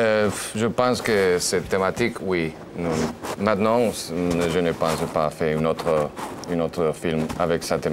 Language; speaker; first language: French; non-native, learner; Spanish